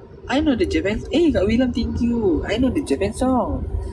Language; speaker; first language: English; non-native, local second language; Malay